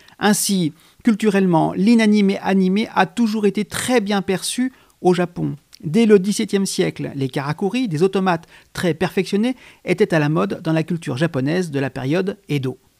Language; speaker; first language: French; native; French